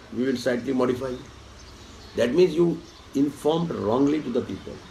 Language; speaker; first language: English; non-native, local second language; Konkani